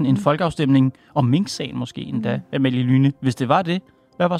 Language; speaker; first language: Danish; native; Danish